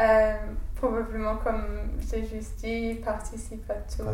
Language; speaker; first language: French; non-native, fluent; English